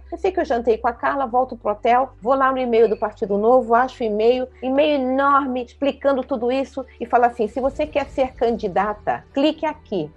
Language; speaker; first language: Portuguese; native; Portuguese